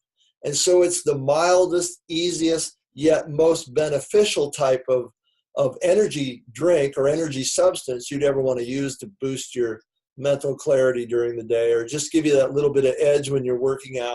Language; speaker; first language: English; native; English